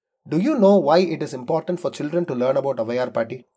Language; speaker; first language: English; non-native, local second language; Tamil